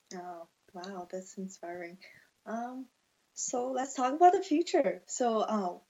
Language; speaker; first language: English; non-native, fluent; Chinese